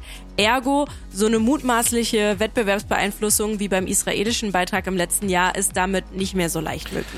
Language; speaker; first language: German; native; German